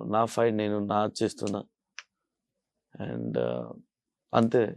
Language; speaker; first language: Telugu; non-native, local second language; Urdu